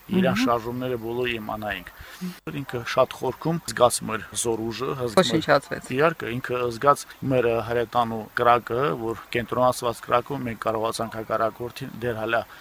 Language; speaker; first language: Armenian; native; Armenian